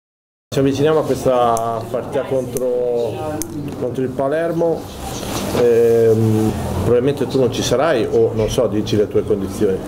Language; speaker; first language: Italian; native; Italian